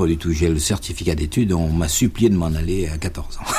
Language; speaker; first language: French; native; French